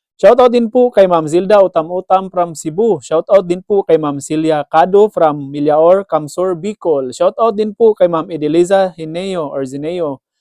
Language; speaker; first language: Filipino; non-native, local second language; Cebuano